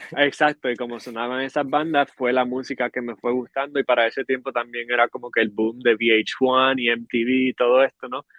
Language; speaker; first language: Spanish; native; Spanish